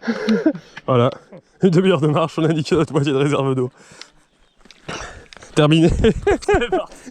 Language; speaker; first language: French; native; French